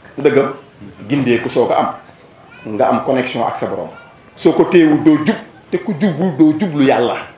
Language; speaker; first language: Wolof; native; Wolof